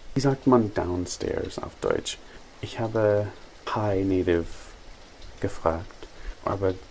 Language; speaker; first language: German; non-native, learner; English